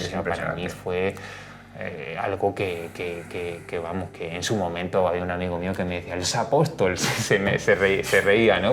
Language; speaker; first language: Spanish; native; Spanish